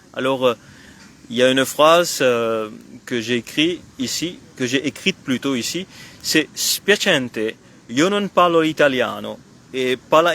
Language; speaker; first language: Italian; non-native, fluent; French